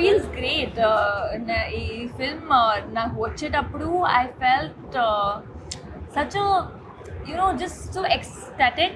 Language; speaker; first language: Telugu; non-native, local second language; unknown